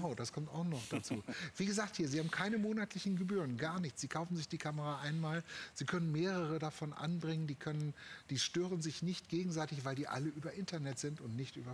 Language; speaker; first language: German; native; German